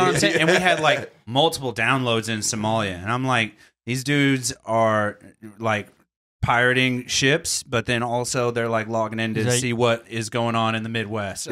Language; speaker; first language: English; native; English